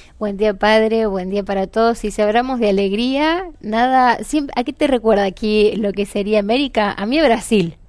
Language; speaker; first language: Spanish; native; Spanish